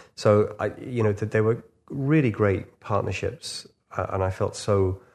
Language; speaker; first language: English; native; English